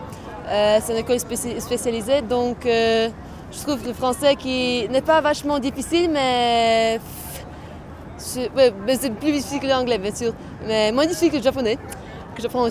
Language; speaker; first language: French; non-native, fluent; Latvian